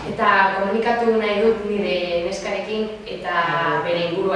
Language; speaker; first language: Basque; non-native, learner; Spanish